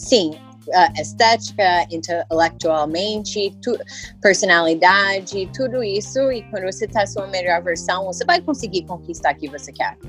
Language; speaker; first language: Portuguese; early bilingual, heritage; English